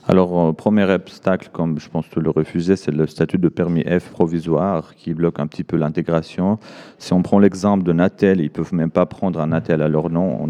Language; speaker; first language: French; non-native, fluent; Arabic